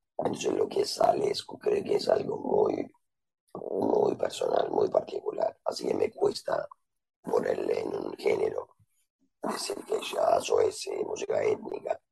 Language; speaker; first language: Spanish; non-native, fluent; Turkish